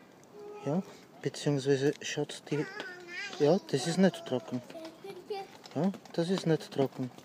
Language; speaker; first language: German; non-native, fluent; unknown